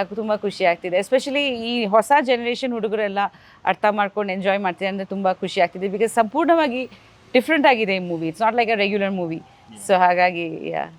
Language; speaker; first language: Kannada; non-native, fluent; Bangla